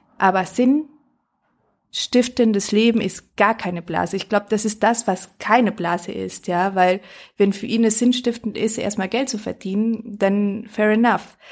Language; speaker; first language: German; early bilingual, other home language; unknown